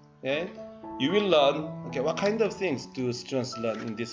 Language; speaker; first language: English; non-native, learner; Korean